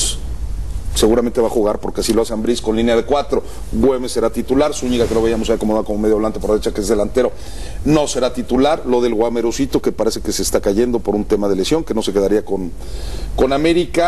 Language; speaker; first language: Spanish; native; Spanish